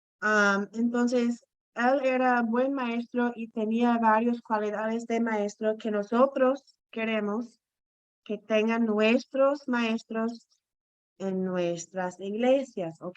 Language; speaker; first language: Spanish; non-native, fluent; English